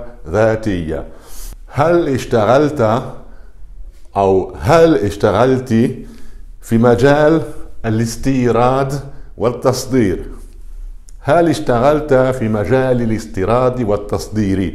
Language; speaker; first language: Arabic; non-native, fluent; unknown